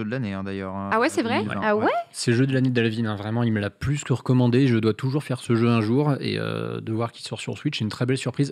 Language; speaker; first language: French; native; French